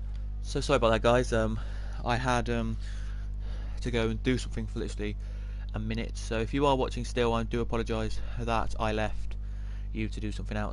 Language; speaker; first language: English; native; English